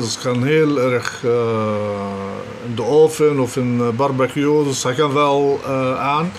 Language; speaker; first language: Dutch; non-native, learner; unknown